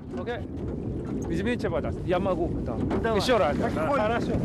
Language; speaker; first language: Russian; non-native, learner; Korean